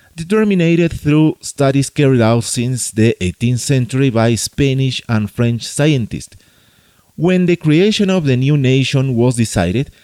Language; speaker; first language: English; non-native, fluent; Spanish